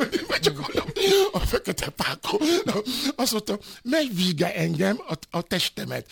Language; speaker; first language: Hungarian; non-native, fluent; Yoruba